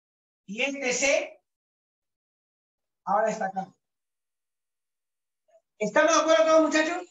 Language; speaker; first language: Spanish; native; Spanish